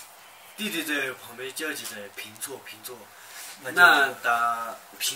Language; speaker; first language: Chinese; non-native, local second language; Tibetan